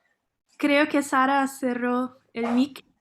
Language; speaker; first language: Spanish; non-native, fluent; Portuguese